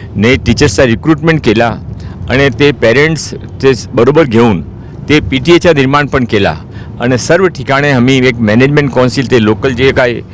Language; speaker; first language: Marathi; non-native, local second language; Hindi